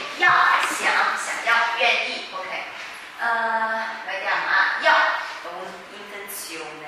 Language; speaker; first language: Italian; non-native, fluent; Chinese